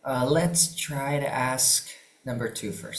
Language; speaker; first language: English; non-native, fluent; Indonesian